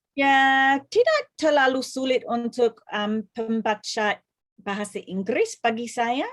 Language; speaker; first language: Indonesian; non-native, fluent; English